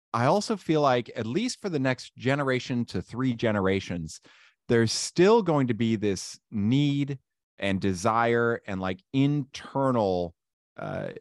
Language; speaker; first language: English; native; English